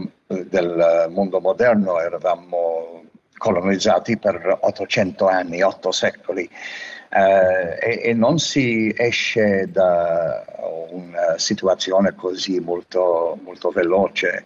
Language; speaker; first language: Italian; non-native, fluent; English